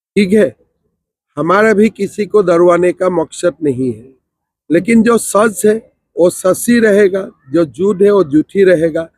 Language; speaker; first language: Hindi; non-native, local second language; Assamese